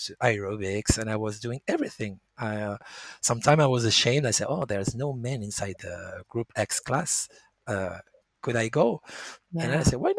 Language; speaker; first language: English; non-native, fluent; French